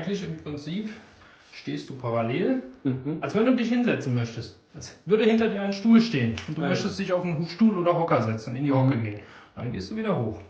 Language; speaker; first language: German; native; German